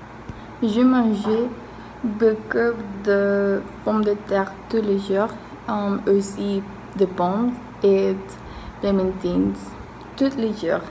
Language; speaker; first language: French; non-native, learner; Spanish